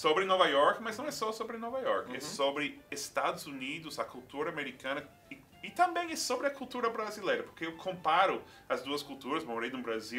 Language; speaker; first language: Portuguese; non-native, fluent; English